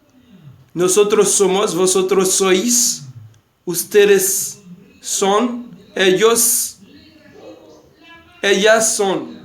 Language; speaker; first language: Spanish; non-native, fluent; Haitian Creole